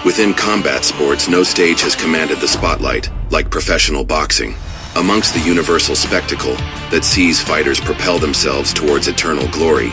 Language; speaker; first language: English; native; English